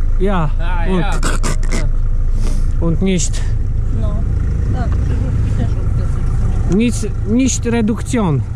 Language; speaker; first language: German; non-native, learner; Polish